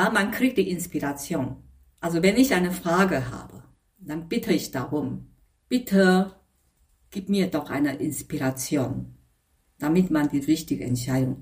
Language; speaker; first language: German; non-native, fluent; Chinese